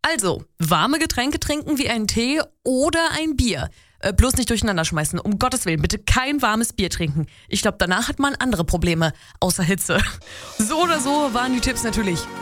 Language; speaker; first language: German; native; German